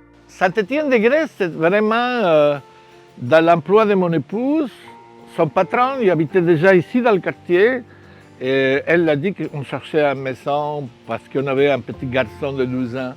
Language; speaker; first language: French; non-native, fluent; Spanish